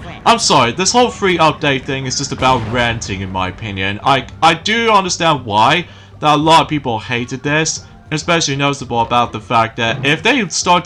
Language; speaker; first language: English; native; English